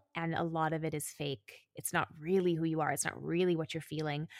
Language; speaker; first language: English; native; English